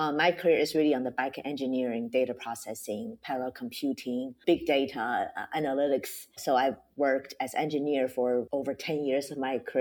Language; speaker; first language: English; non-native, fluent; Chinese